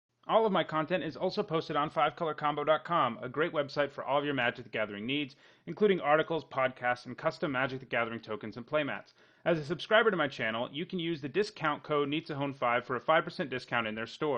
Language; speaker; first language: English; native; English